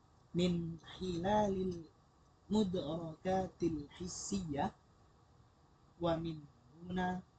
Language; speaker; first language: Arabic; non-native, learner; Indonesian